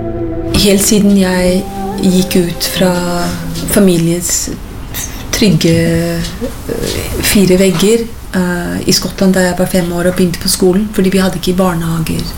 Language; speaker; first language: Norwegian; non-native, fluent; English